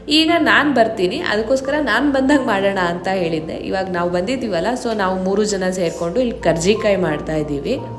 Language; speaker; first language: Kannada; native; Kannada